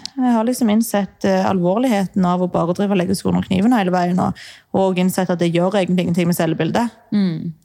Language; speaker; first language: Norwegian; early bilingual, other home language; Arabic